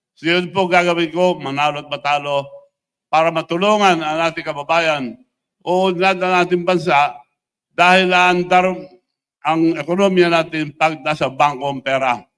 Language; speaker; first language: Filipino; non-native, local second language; Iloko